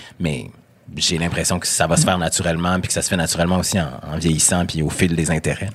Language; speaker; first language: French; native; French